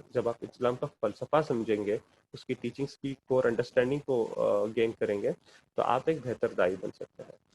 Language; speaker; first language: Urdu; non-native, local second language; Kannada